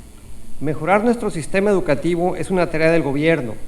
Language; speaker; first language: Spanish; native; Spanish